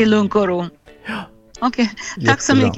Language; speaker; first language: Swedish; non-native, fluent; Russian